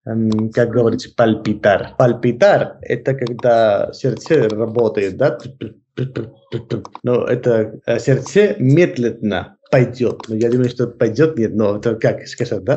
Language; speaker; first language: Russian; non-native, learner; Spanish